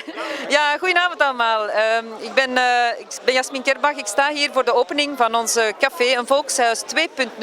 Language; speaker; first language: Dutch; early bilingual, other home language; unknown